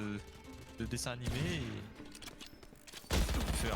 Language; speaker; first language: French; native; French